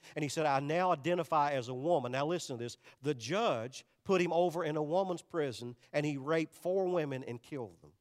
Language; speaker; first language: English; native; English